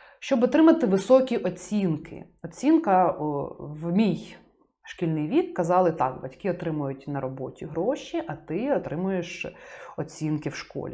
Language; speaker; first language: Ukrainian; native; Ukrainian